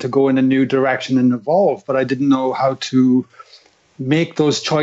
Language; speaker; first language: English; native; English